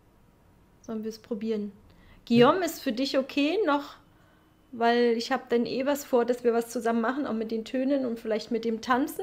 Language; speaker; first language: German; native; German